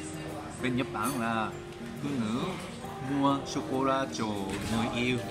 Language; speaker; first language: Vietnamese; non-native, learner; Japanese